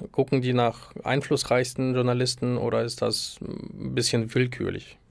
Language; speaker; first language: German; native; German